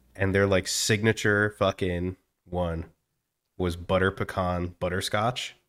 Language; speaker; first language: English; native; English